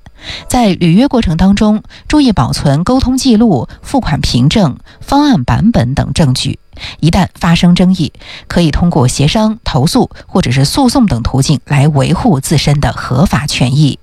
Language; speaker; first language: Chinese; native; Chinese